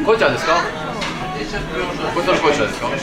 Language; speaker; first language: Japanese; non-native, fluent; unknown